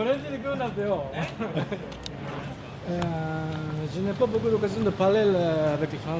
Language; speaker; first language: French; non-native, learner; Japanese